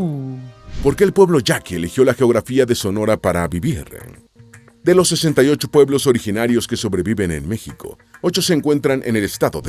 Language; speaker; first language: Spanish; native; Spanish